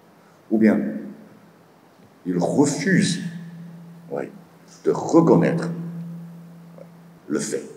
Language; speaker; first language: French; non-native, fluent; Chinese